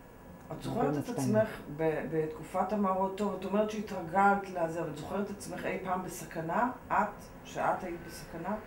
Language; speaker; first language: Hebrew; native; Hebrew